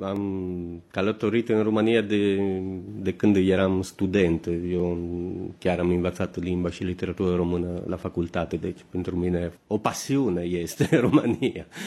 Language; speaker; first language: Romanian; non-native, fluent; Italian